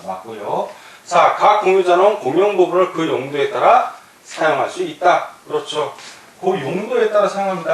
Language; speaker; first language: Korean; native; Korean